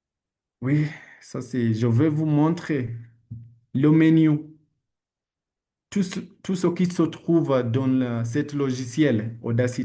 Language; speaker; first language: French; non-native, learner; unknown